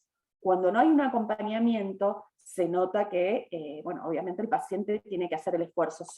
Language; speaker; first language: Spanish; native; Spanish